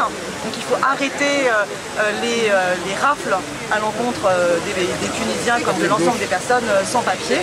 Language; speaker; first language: French; native; French